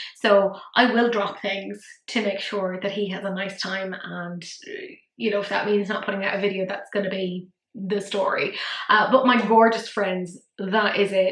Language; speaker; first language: English; native; English